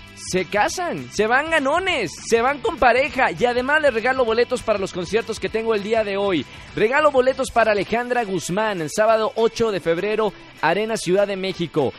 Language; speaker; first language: Spanish; native; Spanish